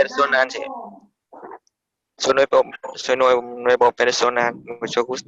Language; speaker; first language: Spanish; non-native, learner; Vietnamese